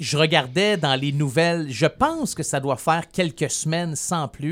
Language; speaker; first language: French; native; French